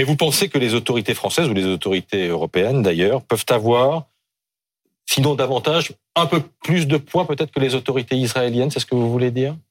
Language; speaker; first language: French; native; French